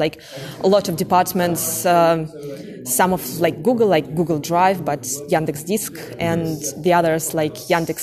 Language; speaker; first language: English; non-native, fluent; Russian